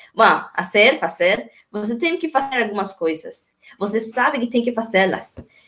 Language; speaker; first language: Portuguese; non-native, learner; Spanish